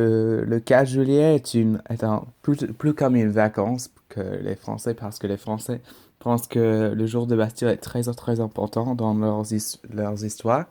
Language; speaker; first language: French; non-native, learner; English